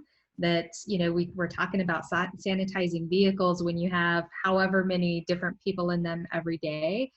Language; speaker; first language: English; native; English